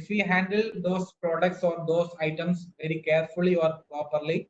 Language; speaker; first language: English; non-native, local second language; Malayalam